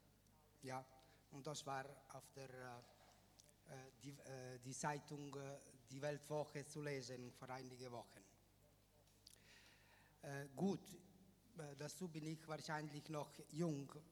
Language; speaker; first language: German; non-native, fluent; Italian